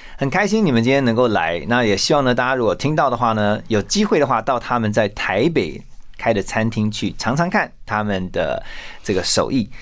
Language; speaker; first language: Chinese; native; Chinese